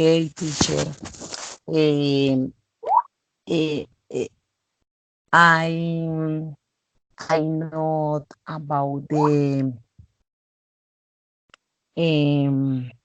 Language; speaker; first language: English; non-native, learner; Spanish